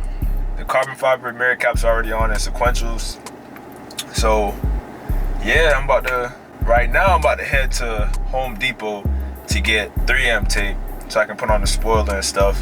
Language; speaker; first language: English; native; English